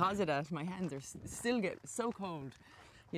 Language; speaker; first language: English; native; English